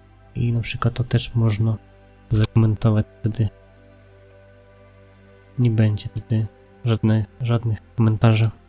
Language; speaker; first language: Polish; non-native, fluent; Russian